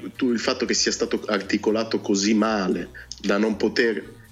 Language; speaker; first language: Italian; native; Italian